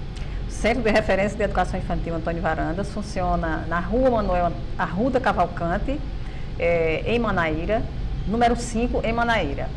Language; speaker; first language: Portuguese; native; Portuguese